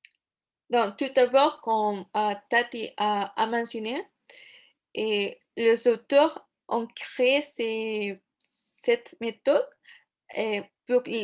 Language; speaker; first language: French; non-native, fluent; Spanish